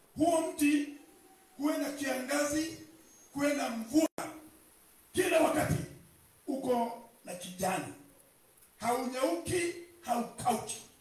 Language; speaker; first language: Swahili; non-native, local second language; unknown